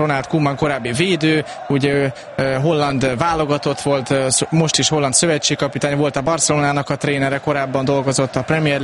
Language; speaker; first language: Hungarian; native; Hungarian